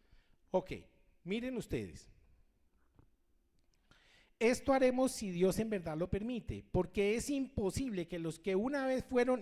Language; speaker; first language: Spanish; native; Spanish